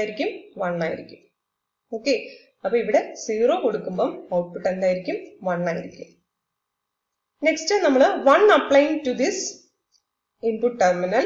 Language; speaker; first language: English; non-native, local second language; Malayalam